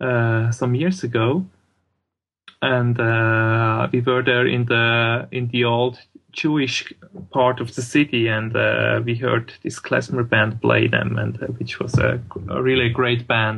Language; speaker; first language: English; non-native, fluent; German